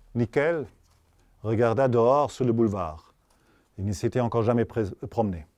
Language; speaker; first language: French; non-native, fluent; German